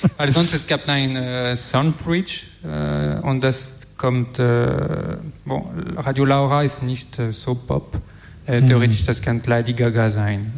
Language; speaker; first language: German; non-native, learner; French